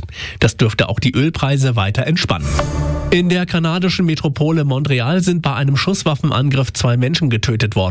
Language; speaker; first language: German; native; German